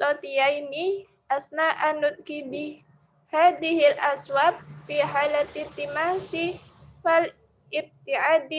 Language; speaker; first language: Arabic; non-native, learner; Indonesian